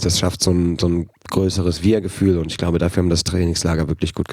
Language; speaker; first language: German; native; German